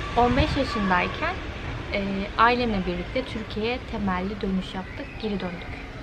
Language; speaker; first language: Turkish; early bilingual, heritage; Turkish